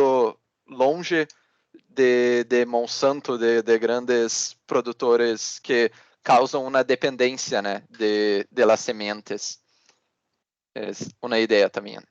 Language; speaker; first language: Portuguese; non-native, learner; Spanish